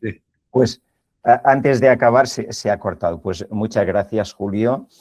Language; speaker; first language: Spanish; native; Spanish